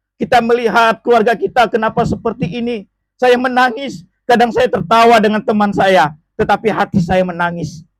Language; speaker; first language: Indonesian; non-native, local second language; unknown